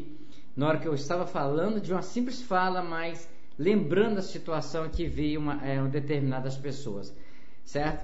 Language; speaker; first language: Portuguese; native; Portuguese